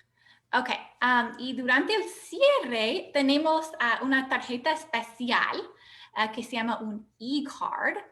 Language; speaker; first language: Spanish; non-native, fluent; English